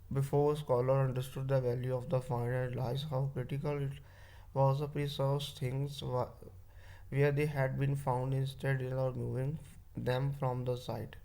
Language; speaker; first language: English; non-native, local second language; Punjabi